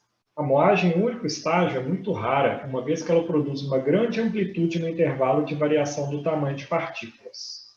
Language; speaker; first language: Portuguese; native; Portuguese